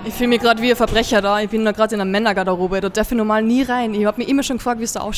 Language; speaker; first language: German; native; German